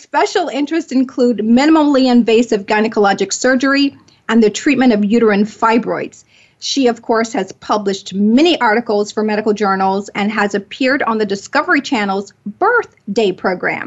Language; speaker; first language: English; native; English